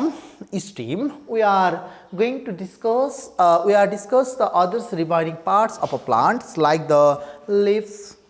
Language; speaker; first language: English; non-native, local second language; Nepali